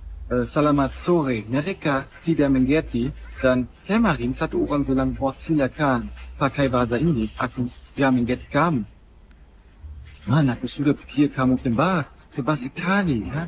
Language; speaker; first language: Indonesian; non-native, learner; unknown